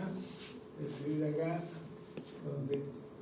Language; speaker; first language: Spanish; native; Spanish